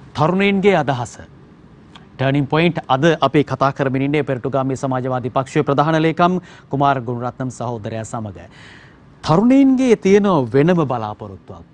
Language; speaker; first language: Sinhala; native; Sinhala